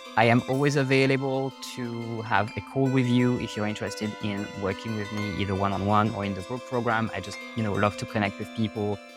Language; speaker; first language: English; non-native, fluent; French